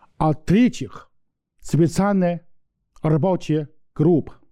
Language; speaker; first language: Russian; non-native, learner; Chinese